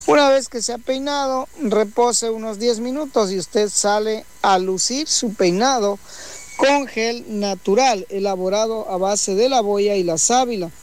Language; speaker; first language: Spanish; native; Spanish